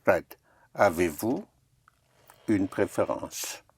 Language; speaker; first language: French; non-native, fluent; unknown